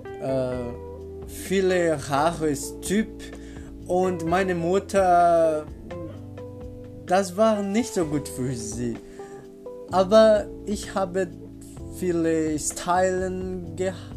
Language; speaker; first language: German; non-native, learner; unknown